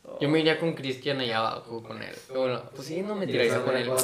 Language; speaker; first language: Spanish; native; Spanish